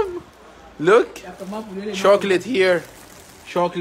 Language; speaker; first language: English; non-native, learner; Turkish